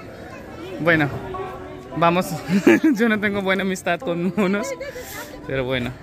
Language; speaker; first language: Spanish; non-native, learner; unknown